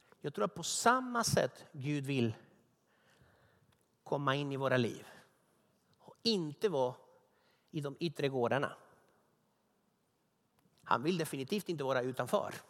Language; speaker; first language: Swedish; non-native, fluent; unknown